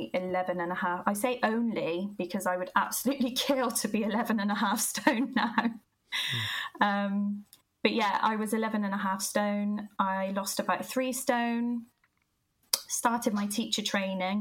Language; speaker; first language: English; native; English